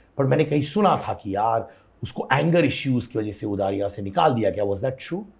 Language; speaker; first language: Hindi; non-native, local second language; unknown